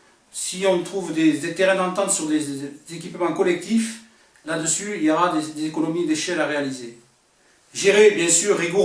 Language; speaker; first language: French; native; French